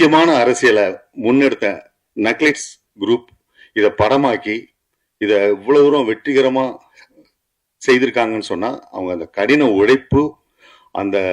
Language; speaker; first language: Tamil; native; Tamil